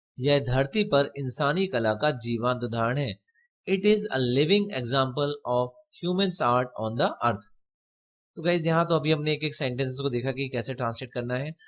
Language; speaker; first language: Hindi; native; Hindi